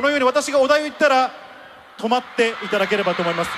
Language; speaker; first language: Japanese; native; Japanese